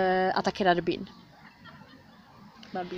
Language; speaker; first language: Swedish; early bilingual, other home language; Kurdish